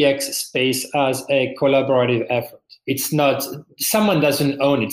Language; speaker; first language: English; non-native, fluent; French